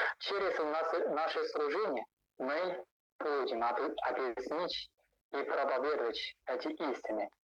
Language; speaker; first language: Russian; non-native, learner; Chinese